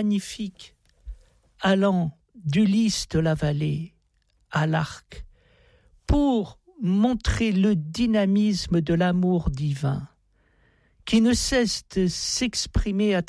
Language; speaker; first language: French; native; French